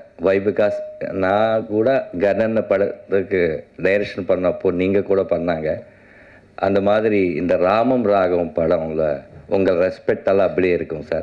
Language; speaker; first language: Tamil; non-native, learner; Telugu